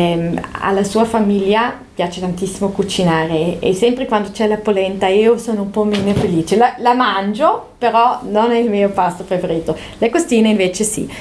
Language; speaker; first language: Italian; non-native, local second language; German